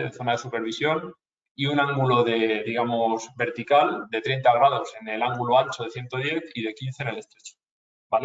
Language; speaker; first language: Spanish; native; Spanish